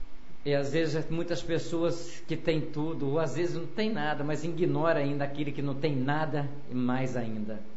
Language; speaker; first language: Portuguese; native; Portuguese